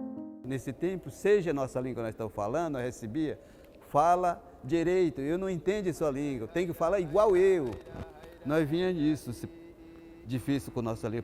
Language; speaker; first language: Portuguese; non-native, local second language; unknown